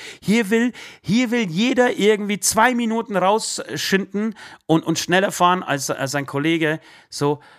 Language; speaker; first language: German; early bilingual, other home language; Polish